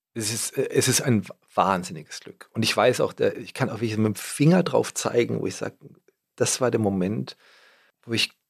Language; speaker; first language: German; native; German